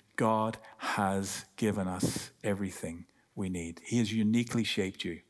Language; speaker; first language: English; native; English